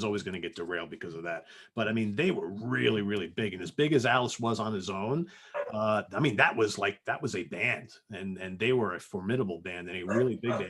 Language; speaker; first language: English; native; English